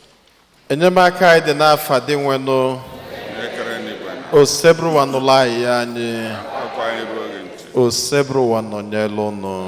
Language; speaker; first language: Igbo; native; Igbo